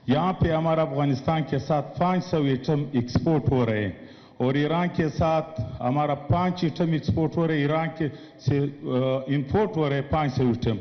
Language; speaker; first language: Hindi; non-native, local second language; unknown